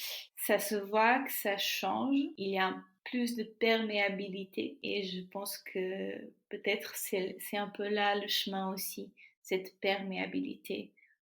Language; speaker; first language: French; non-native, fluent; Portuguese